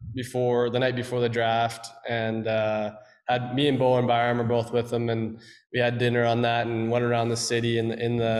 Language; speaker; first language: English; native; English